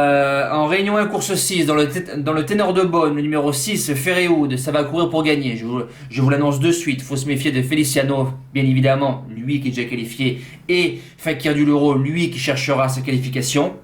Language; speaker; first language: French; native; French